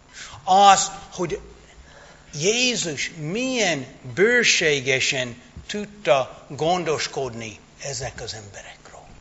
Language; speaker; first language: Hungarian; non-native, fluent; English